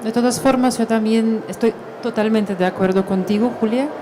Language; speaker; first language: Spanish; non-native, fluent; Russian